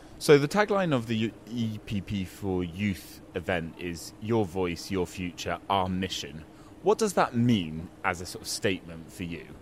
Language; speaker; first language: English; native; English